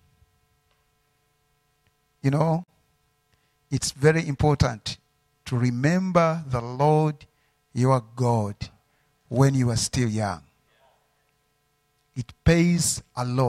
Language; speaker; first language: English; non-native, local second language; Ganda